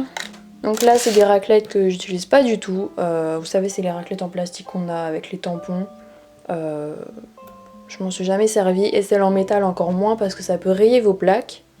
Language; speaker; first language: French; native; French